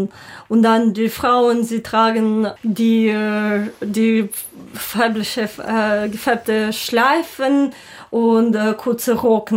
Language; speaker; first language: German; non-native, learner; Ukrainian